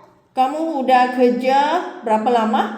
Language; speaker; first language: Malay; non-native, local second language; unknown